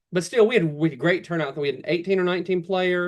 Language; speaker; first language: English; native; English